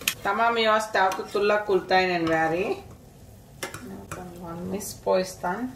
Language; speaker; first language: Finnish; non-native, learner; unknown